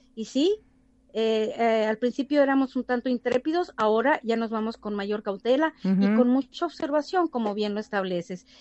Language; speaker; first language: Spanish; native; Spanish